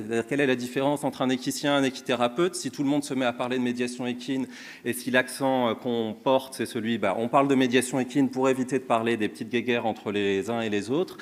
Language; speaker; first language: French; native; French